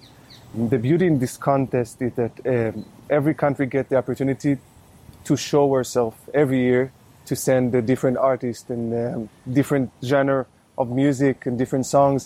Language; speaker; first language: English; non-native, fluent; Hebrew